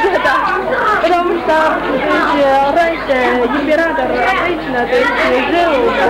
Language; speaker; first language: Russian; non-native, learner; Chinese